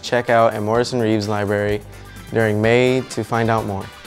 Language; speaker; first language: English; native; English